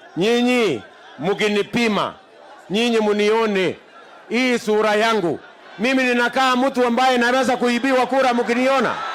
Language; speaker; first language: Swahili; non-native, local second language; Kalenjin